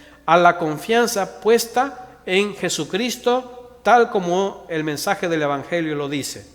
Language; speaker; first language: Spanish; native; Spanish